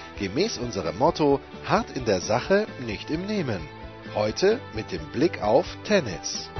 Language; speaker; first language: German; native; German